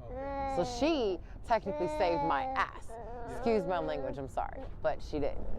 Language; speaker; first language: English; native; English